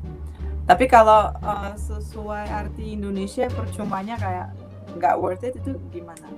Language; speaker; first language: Indonesian; non-native, fluent; Russian